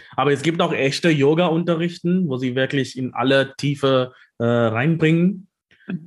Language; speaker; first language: German; non-native, learner; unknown